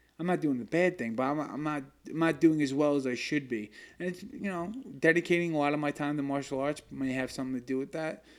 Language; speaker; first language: English; native; English